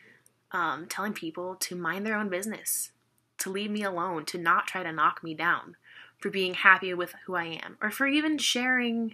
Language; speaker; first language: English; native; English